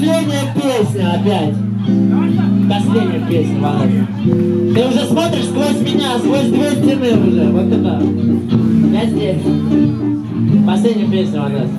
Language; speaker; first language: Russian; native; Russian